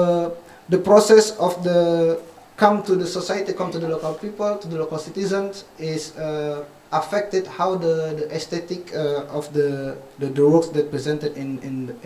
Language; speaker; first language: English; non-native, fluent; Indonesian